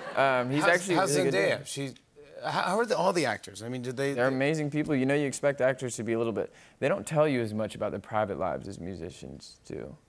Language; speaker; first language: English; native; English